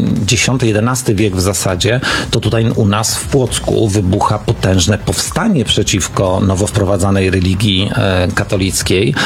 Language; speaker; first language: Polish; native; Polish